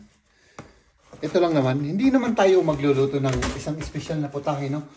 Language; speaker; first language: Filipino; native; Filipino